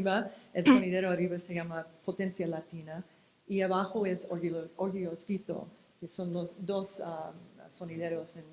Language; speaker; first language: Spanish; non-native, fluent; English